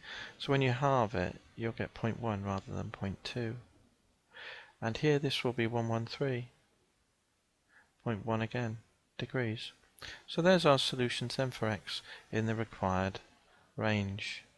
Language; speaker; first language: English; native; English